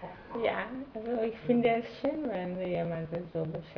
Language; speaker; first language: German; non-native, fluent; Czech